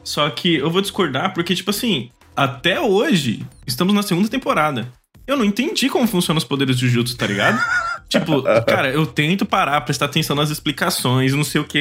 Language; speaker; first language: Portuguese; native; Portuguese